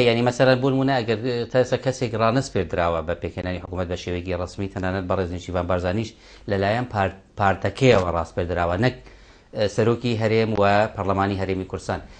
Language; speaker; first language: Central Kurdish; non-native, local second language; Kurdish